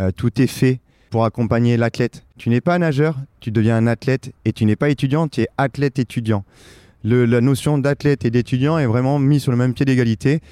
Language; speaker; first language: French; native; French